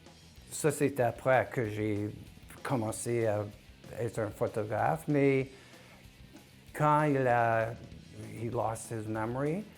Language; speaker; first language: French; non-native, local second language; English